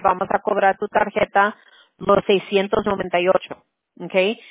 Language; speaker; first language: Spanish; early bilingual, other home language; English